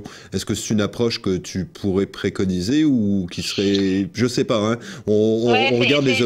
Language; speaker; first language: French; native; French